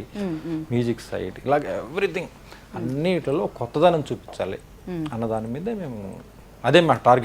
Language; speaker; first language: Telugu; native; Telugu